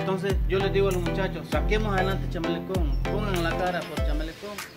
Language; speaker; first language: Spanish; native; Spanish